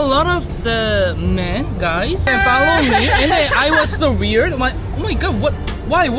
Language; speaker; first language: English; non-native, learner; Korean